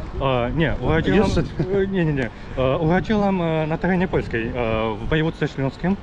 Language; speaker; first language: Polish; early bilingual, heritage; Russian